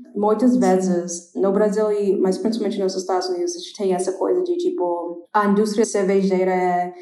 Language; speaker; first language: Portuguese; non-native, fluent; English